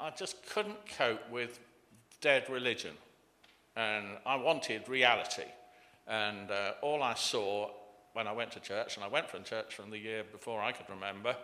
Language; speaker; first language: English; native; English